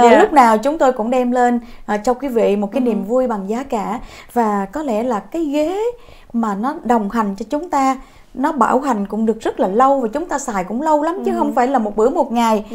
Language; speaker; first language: Vietnamese; native; Vietnamese